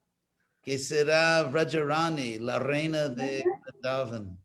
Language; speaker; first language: Spanish; non-native, fluent; English